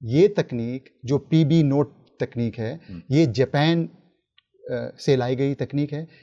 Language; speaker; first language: Hindi; native; Hindi